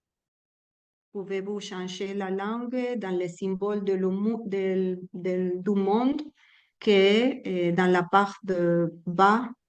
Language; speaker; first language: French; non-native, learner; Spanish